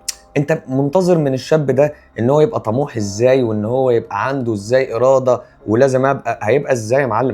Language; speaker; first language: Arabic; native; Arabic